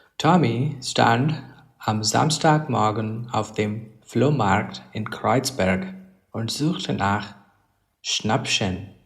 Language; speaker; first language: German; non-native, learner; English